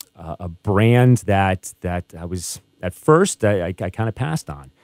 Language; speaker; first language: English; native; English